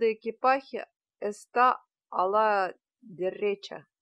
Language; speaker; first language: Spanish; non-native, learner; Russian